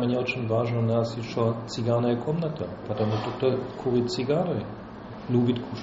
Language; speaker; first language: Russian; non-native, fluent; German